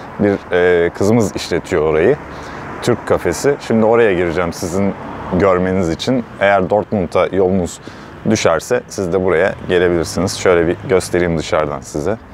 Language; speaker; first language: Turkish; native; Turkish